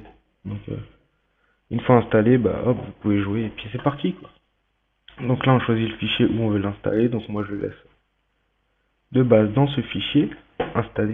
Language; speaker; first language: French; native; French